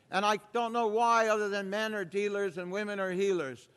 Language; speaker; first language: English; native; English